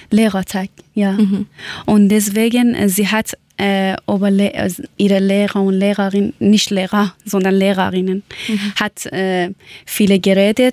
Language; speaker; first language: German; non-native, learner; Persian